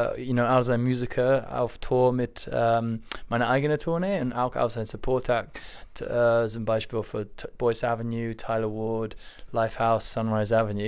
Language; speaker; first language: German; non-native, learner; English